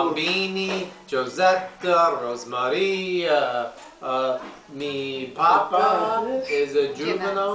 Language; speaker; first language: Italian; early bilingual, heritage; English